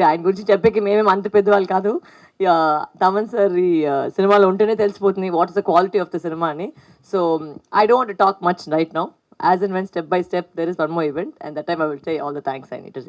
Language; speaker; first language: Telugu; non-native, local second language; Tamil